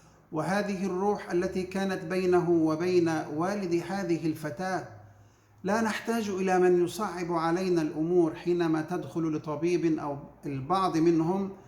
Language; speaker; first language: Arabic; native; Arabic